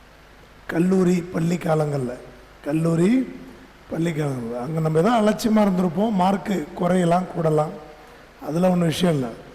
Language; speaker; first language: Tamil; native; Tamil